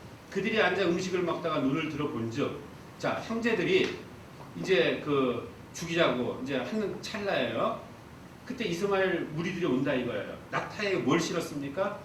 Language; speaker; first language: Korean; native; Korean